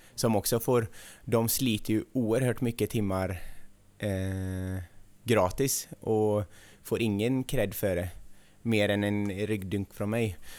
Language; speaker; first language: Swedish; native; Swedish